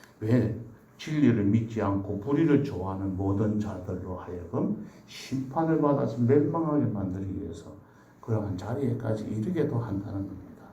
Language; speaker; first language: Korean; native; Korean